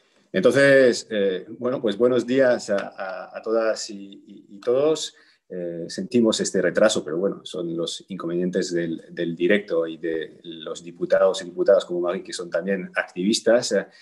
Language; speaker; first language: Spanish; native; Spanish